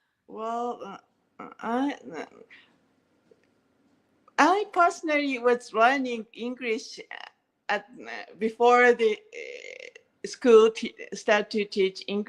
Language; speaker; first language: English; non-native, learner; Japanese